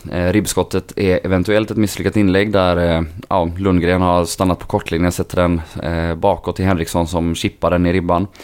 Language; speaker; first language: Swedish; native; Swedish